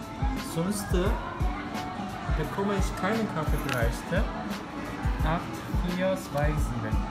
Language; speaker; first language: German; non-native, learner; Korean